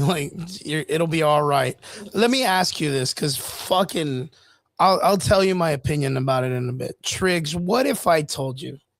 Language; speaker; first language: English; native; English